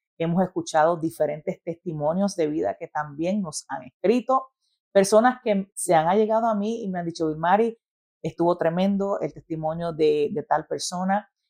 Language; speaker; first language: Spanish; native; Spanish